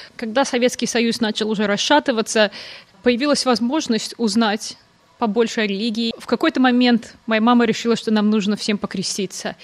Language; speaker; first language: Russian; native; Russian